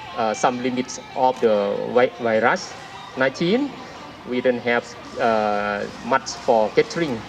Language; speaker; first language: English; non-native, learner; Thai